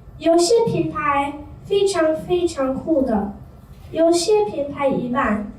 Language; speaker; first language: Chinese; non-native, learner; English